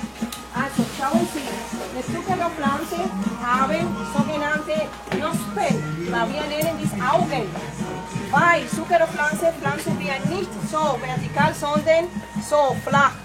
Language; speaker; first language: German; non-native, fluent; French